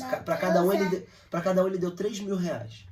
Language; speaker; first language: Portuguese; native; Portuguese